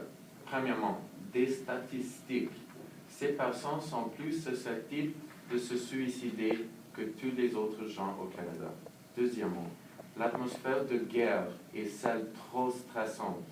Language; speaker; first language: French; non-native, learner; English